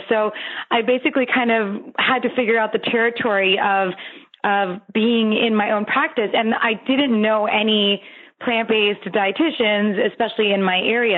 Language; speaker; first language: English; native; English